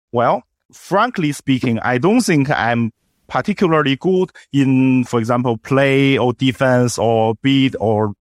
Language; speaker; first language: English; non-native, fluent; Chinese